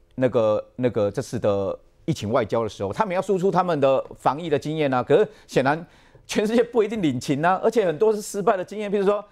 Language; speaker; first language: Chinese; native; Chinese